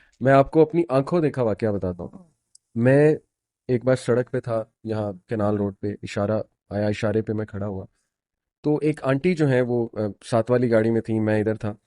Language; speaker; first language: Urdu; native; Urdu